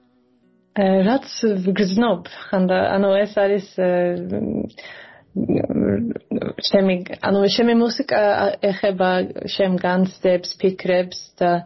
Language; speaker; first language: Georgian; early bilingual, heritage; Georgian